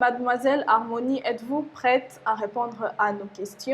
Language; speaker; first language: French; non-native, local second language; Lingala